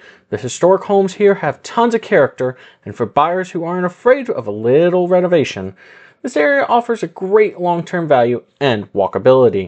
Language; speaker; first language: English; native; English